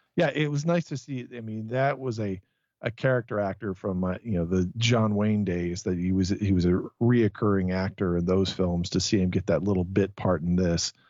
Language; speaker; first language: English; native; English